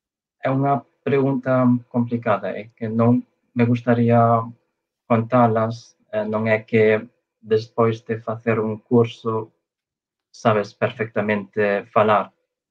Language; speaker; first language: Portuguese; non-native, fluent; Chinese